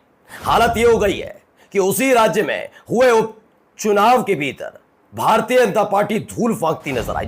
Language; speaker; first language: Hindi; native; Hindi